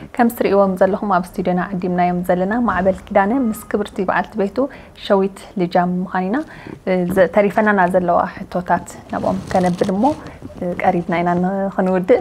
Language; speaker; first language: Tigrinya; native; Tigrinya